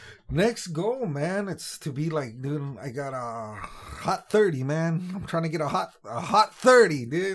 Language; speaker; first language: English; native; English